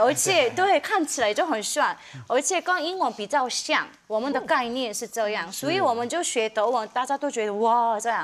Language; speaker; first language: Chinese; non-native, fluent; Korean